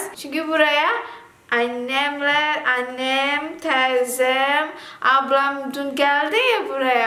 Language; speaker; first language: Turkish; non-native, learner; Indonesian